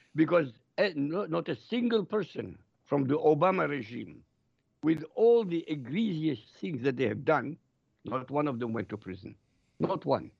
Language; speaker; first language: English; non-native, fluent; Arabic